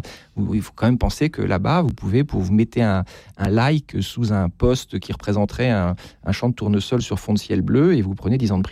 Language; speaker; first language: French; native; French